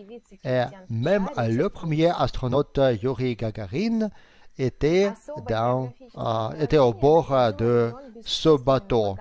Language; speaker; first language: French; non-native, fluent; Russian